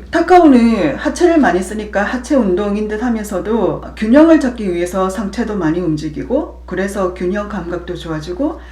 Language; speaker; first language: Korean; native; Korean